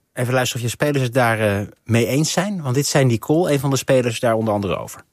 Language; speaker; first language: Dutch; native; Dutch